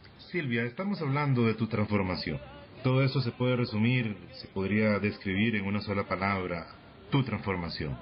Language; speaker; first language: Spanish; native; Spanish